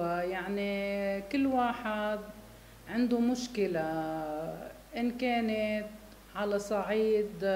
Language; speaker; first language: Arabic; native; Arabic